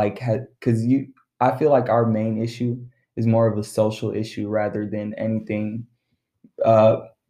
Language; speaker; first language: English; early bilingual, other home language; Arabic